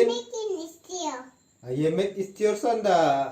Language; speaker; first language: Turkish; non-native, learner; Indonesian